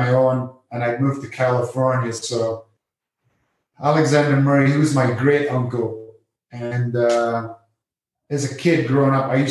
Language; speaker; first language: English; native; English